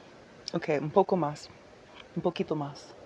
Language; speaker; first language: Spanish; non-native, learner; English